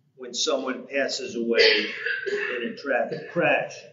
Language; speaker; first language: English; native; English